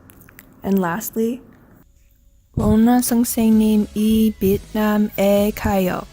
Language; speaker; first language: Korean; non-native, learner; English